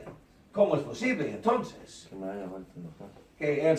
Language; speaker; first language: Spanish; non-native, learner; English